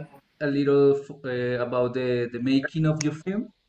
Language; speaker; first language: English; non-native, learner; Spanish